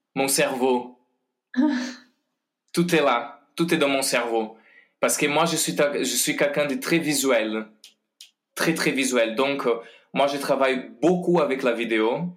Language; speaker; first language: French; non-native, fluent; Portuguese